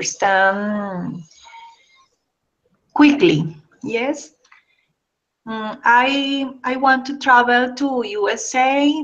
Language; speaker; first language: English; non-native, learner; Spanish